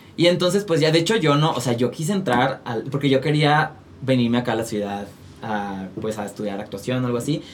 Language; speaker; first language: Spanish; native; Spanish